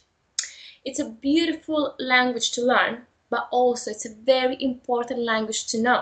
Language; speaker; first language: English; non-native, fluent; Lithuanian